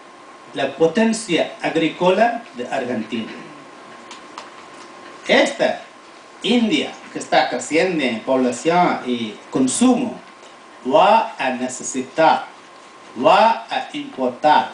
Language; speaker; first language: Spanish; non-native, fluent; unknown